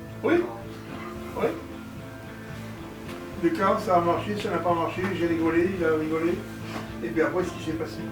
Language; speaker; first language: French; native; French